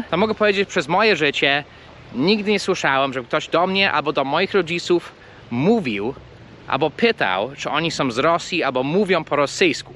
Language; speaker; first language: Polish; early bilingual, heritage; Polish